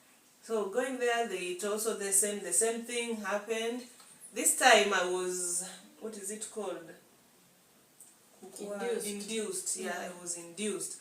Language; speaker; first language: English; non-native, local second language; Swahili